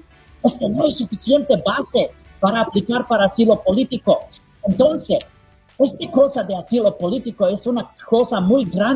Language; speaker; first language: Spanish; non-native, fluent; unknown